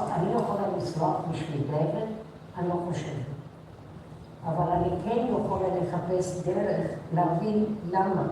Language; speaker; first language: Hebrew; non-native, fluent; English